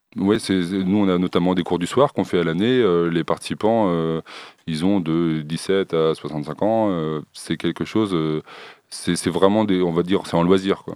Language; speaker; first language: French; native; French